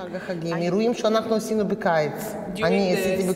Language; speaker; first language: Hebrew; non-native, fluent; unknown